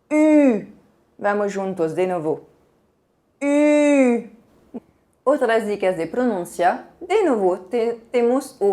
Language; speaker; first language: Portuguese; non-native, fluent; French